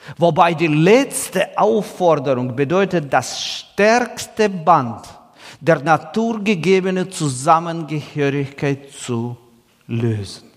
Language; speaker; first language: German; non-native, fluent; Russian